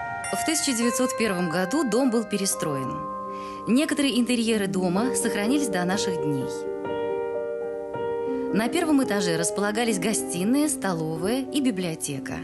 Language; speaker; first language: Russian; native; Russian